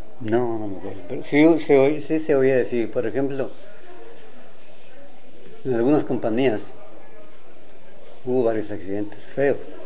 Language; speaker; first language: Spanish; native; Spanish